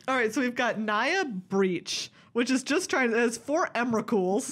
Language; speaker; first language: English; native; English